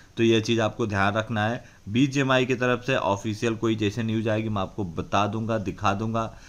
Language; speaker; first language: Hindi; native; Hindi